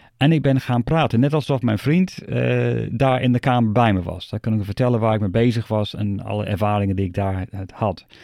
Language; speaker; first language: Dutch; non-native, fluent; English